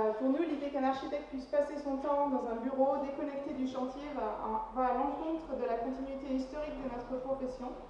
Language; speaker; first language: French; native; French